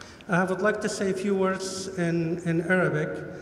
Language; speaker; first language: English; non-native, fluent; Arabic